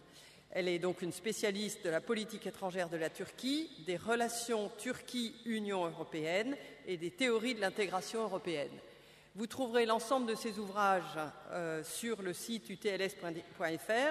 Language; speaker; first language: French; native; French